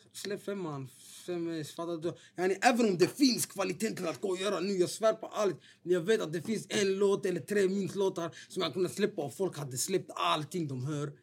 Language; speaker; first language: Swedish; native; Swedish